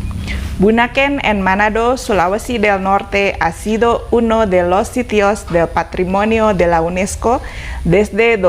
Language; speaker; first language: Spanish; non-native, fluent; Indonesian